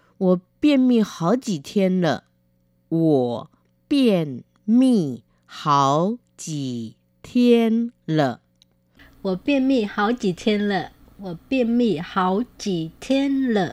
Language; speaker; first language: Chinese; non-native, fluent; Vietnamese